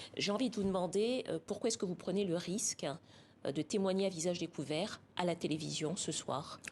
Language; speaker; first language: French; native; French